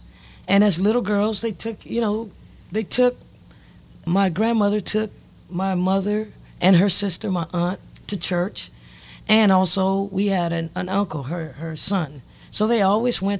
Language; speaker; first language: English; native; English